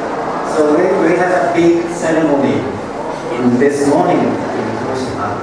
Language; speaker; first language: English; non-native, learner; Japanese